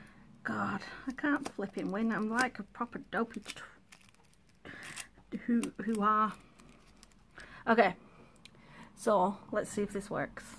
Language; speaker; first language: English; native; English